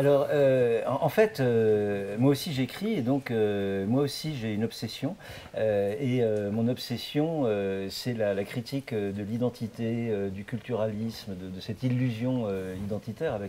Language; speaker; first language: French; native; French